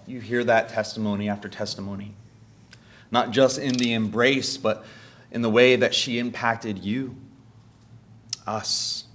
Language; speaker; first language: English; native; English